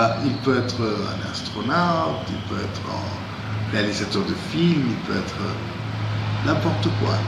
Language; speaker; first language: French; non-native, fluent; Spanish